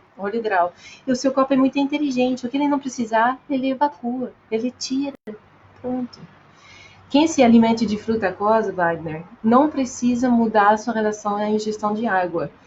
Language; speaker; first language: Portuguese; non-native, fluent; French